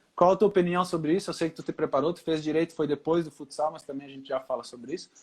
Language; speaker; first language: Portuguese; native; Portuguese